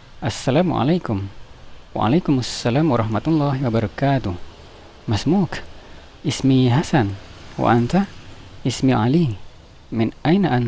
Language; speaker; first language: Arabic; non-native, learner; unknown